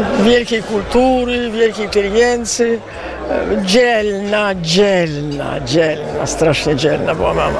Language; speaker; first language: Polish; early bilingual, heritage; Italian